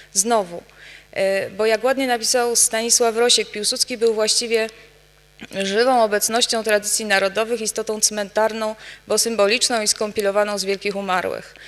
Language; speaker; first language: Polish; native; Polish